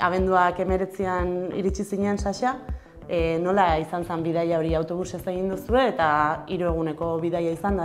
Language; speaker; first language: Basque; native; Basque